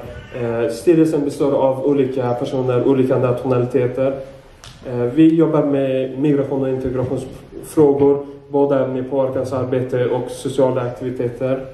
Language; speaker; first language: Swedish; non-native, fluent; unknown